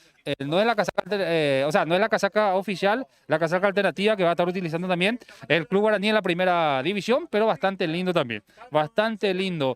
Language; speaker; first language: Spanish; native; Spanish